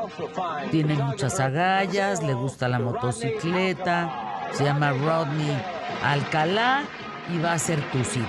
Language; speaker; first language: Spanish; native; Spanish